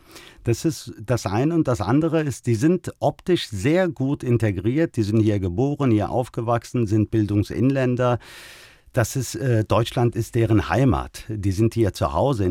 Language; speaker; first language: German; early bilingual, other home language; Turkish